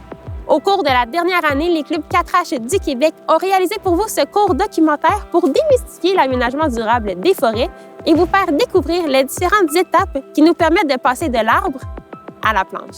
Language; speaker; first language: French; native; French